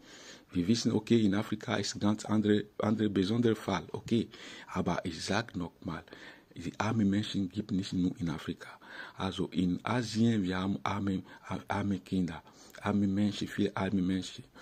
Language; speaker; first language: German; non-native, fluent; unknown